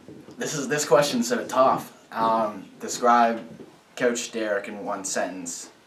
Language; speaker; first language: English; native; English